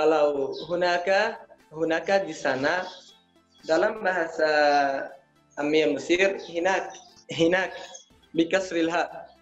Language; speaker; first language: Indonesian; non-native, learner; Arabic